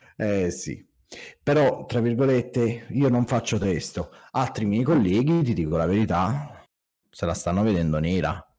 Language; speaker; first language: Italian; native; Italian